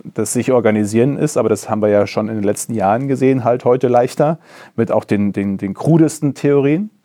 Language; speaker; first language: German; native; German